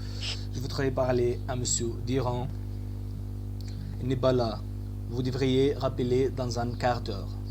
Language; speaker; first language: French; non-native, fluent; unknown